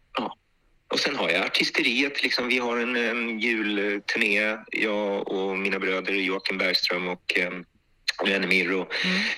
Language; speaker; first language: Swedish; early bilingual, other home language; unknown